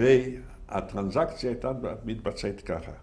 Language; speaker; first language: Hebrew; non-native, fluent; Yiddish